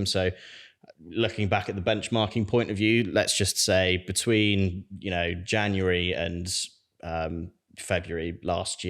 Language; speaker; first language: English; native; English